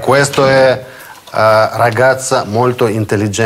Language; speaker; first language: Italian; non-native, fluent; Russian